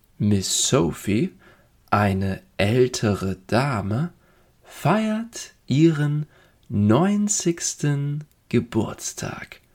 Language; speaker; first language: German; native; German